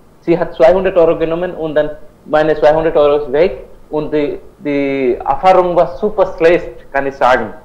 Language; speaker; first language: German; non-native, learner; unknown